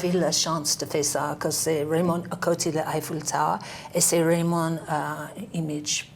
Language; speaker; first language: French; non-native, learner; English